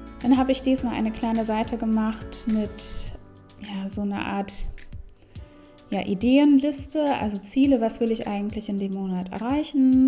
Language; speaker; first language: German; native; German